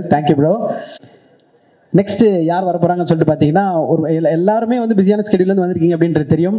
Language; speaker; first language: Tamil; native; Tamil